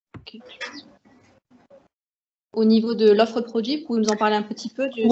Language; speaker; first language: French; native; French